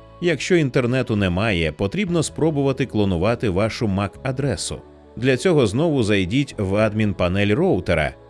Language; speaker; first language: Ukrainian; native; Ukrainian